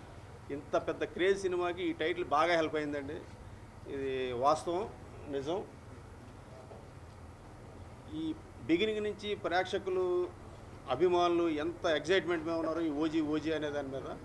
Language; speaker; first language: Telugu; native; Telugu